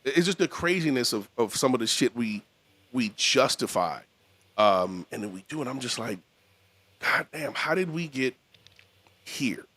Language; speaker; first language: English; native; English